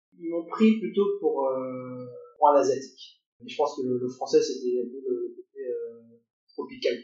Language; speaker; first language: French; early bilingual, other home language; Cantonese